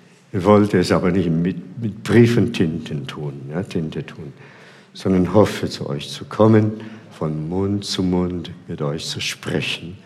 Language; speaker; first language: German; non-native, fluent; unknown